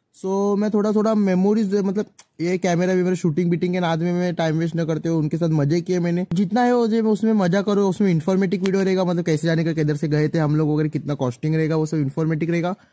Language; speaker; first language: Hindi; non-native, local second language; Marathi